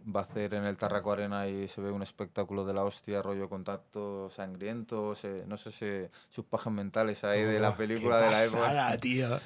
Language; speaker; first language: Spanish; native; Spanish